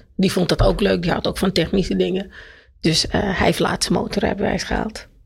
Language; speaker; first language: Dutch; native; Dutch